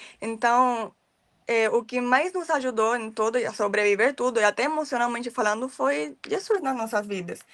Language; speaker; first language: Portuguese; non-native, fluent; Spanish